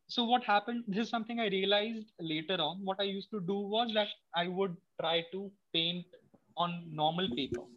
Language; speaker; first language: English; non-native, local second language; Odia